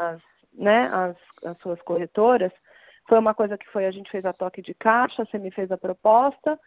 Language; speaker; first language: Portuguese; native; Portuguese